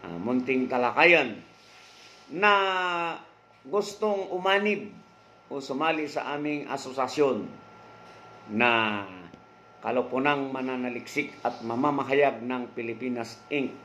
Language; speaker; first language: Filipino; non-native, local second language; Iloko